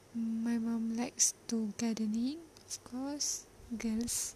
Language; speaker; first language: English; non-native, learner; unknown